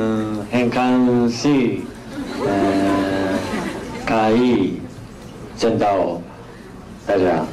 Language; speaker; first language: Chinese; non-native, learner; Japanese